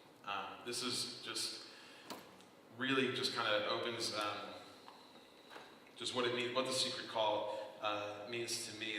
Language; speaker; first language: English; native; English